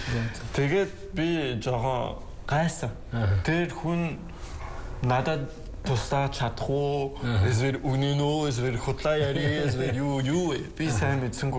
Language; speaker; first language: Mongolian; non-native, learner; French